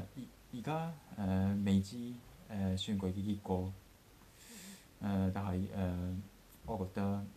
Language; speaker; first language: Chinese; non-native, learner; Japanese